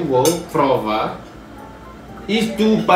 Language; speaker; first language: Portuguese; non-native, learner; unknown